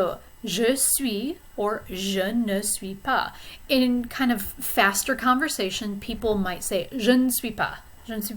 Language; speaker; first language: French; non-native, fluent; English